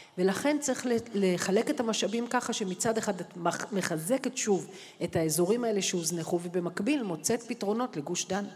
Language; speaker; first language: Hebrew; native; Hebrew